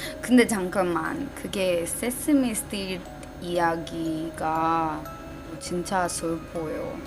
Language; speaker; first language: Korean; non-native, learner; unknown